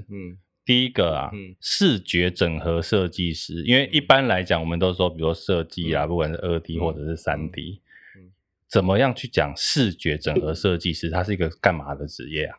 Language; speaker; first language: Chinese; native; Chinese